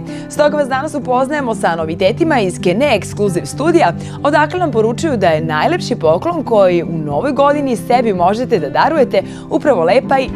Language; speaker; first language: Croatian; native; Croatian